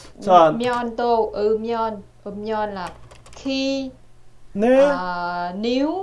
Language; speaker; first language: Korean; non-native, learner; Vietnamese